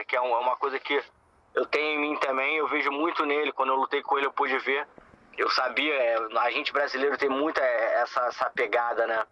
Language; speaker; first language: Portuguese; native; Portuguese